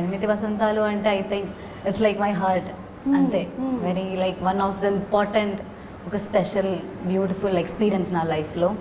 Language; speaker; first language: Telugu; non-native, learner; Malayalam